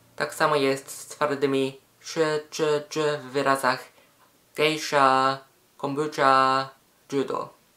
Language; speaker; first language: Polish; non-native, fluent; Japanese